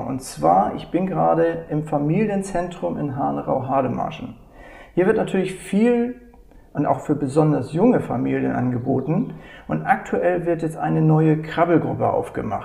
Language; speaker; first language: German; native; German